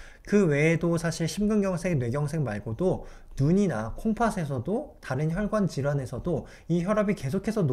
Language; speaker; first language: Korean; native; Korean